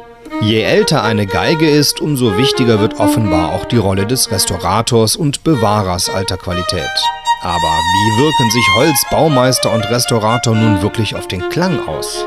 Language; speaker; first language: German; native; German